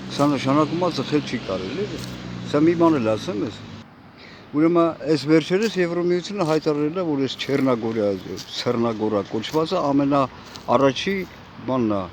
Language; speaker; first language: Armenian; native; Armenian